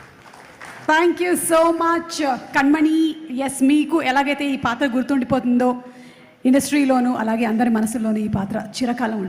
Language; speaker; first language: Telugu; native; Telugu